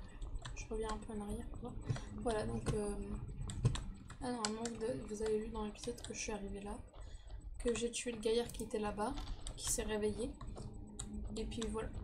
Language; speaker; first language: French; native; French